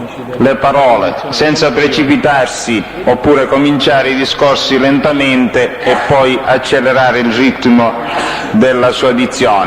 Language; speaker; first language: Italian; native; Italian